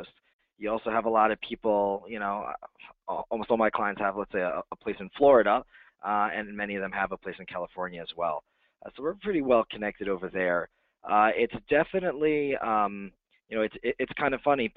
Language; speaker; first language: English; native; English